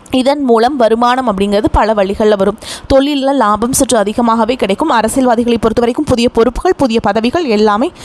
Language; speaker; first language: Tamil; native; Tamil